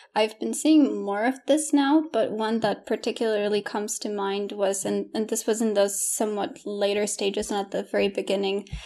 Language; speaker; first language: English; non-native, fluent; Polish